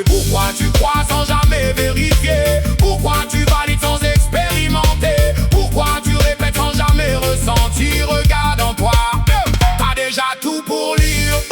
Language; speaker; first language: French; native; French